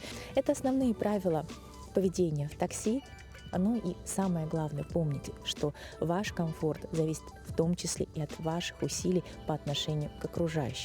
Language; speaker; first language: Russian; native; Russian